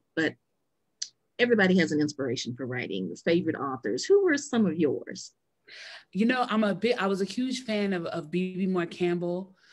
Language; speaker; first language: English; native; English